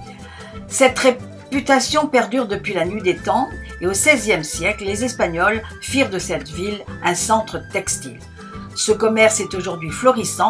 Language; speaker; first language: French; native; French